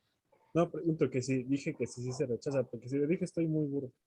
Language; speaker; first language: Spanish; native; Spanish